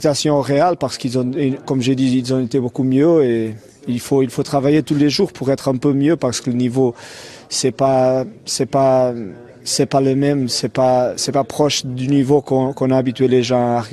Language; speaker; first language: French; non-native, fluent; Portuguese